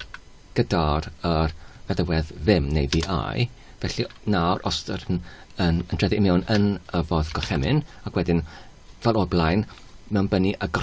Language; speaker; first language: Welsh; non-native, learner; English